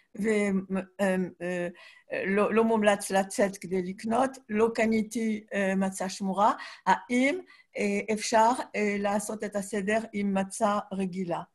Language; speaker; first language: Hebrew; non-native, fluent; French